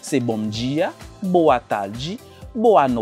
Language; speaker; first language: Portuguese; non-native, fluent; Haitian Creole